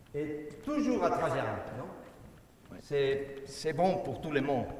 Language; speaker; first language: French; non-native, learner; Spanish